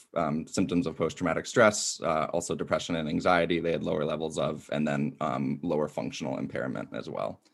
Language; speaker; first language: English; native; English